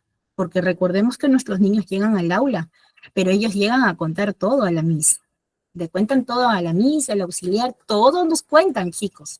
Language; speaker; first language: Spanish; native; Spanish